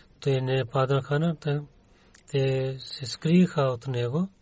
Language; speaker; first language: Bulgarian; non-native, learner; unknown